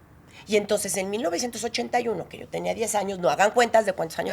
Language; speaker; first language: Spanish; native; Spanish